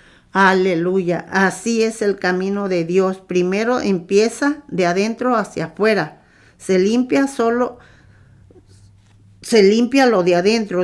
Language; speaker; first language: Spanish; native; Spanish